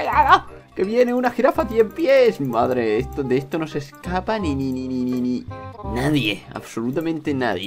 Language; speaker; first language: Spanish; native; Spanish